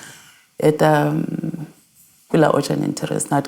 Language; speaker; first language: Russian; non-native, fluent; North Ndebele